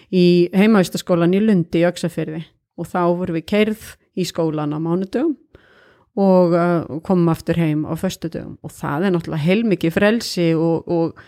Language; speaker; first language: Icelandic; native; Icelandic